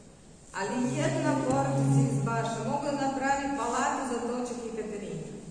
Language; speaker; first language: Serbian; non-native, fluent; Russian